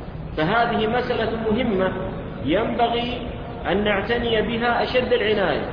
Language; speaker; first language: Arabic; native; Arabic